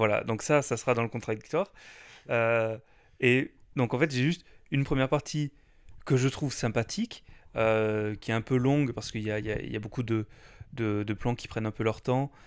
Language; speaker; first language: French; native; French